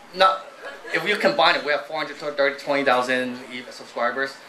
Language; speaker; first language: English; native; English